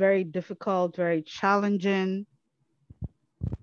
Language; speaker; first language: English; non-native, local second language; Igbo